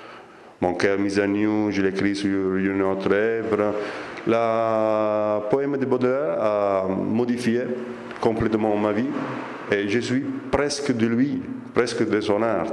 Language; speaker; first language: French; non-native, fluent; Italian